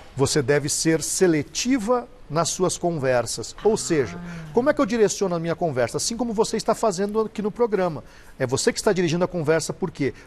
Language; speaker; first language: Portuguese; native; Portuguese